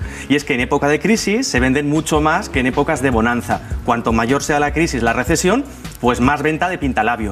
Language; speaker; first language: Spanish; native; Spanish